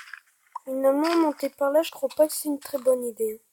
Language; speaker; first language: French; native; French